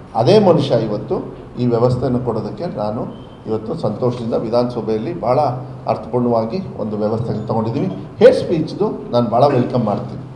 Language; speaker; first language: Kannada; native; Kannada